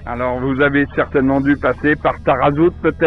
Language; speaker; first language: French; native; French